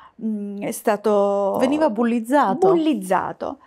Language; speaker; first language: Italian; native; Italian